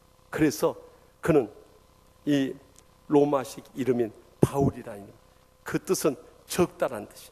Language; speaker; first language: Korean; native; Korean